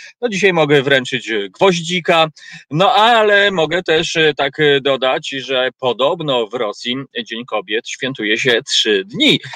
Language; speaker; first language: Polish; native; Polish